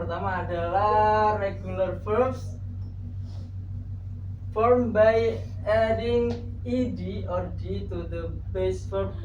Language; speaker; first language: English; non-native, learner; Indonesian